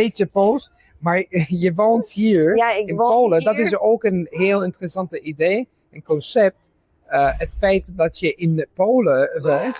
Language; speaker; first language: Dutch; non-native, fluent; Italian